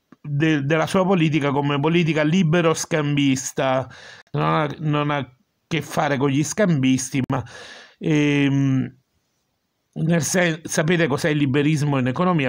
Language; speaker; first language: Italian; native; Italian